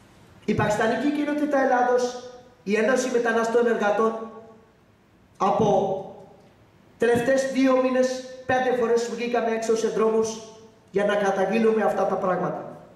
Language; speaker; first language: Greek; non-native, learner; Urdu